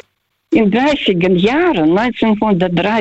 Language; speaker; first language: German; non-native, fluent; Russian